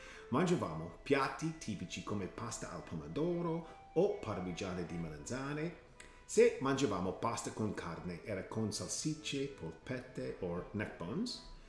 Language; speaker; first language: Italian; non-native, learner; English